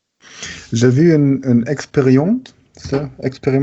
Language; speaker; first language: French; non-native, learner; German